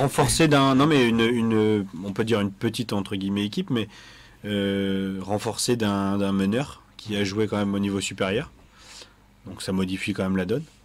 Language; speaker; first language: French; native; French